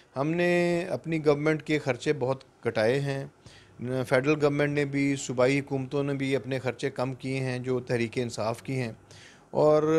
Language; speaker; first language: Urdu; non-native, local second language; Punjabi